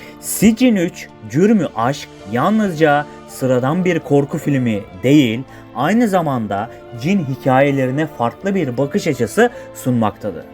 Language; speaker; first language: Turkish; native; Turkish